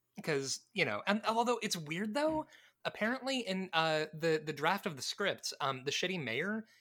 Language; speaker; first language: English; native; English